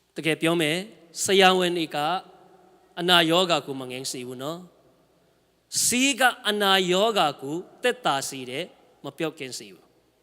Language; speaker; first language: Burmese; non-native, local second language; Tedim Chin